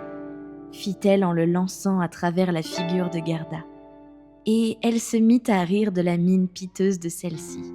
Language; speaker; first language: French; native; French